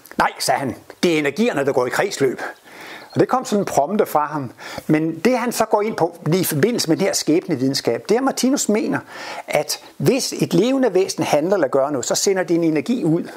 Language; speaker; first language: Danish; native; Danish